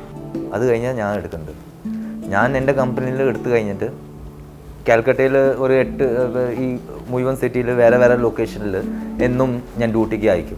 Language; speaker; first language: Malayalam; early bilingual, heritage; Malayalam